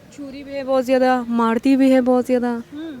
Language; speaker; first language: Hindi; non-native, learner; Persian